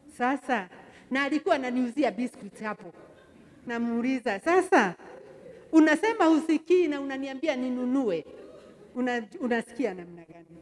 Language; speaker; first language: Swahili; non-native, local second language; Kikuyu